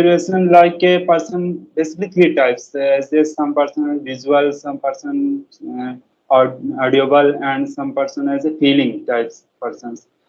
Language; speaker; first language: English; non-native, learner; Hindi